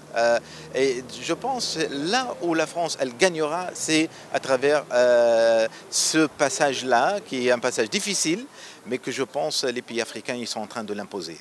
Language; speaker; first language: French; non-native, local second language; Arabic